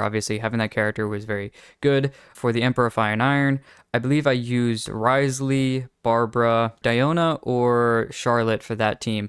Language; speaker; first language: English; native; English